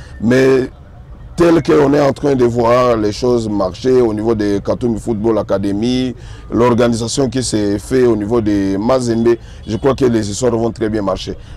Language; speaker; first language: French; non-native, local second language; Swahili